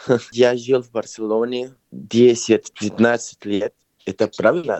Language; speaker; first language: Russian; non-native, fluent; Spanish